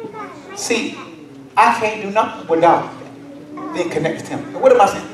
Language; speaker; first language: English; native; English